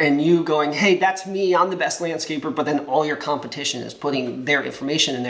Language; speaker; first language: English; native; English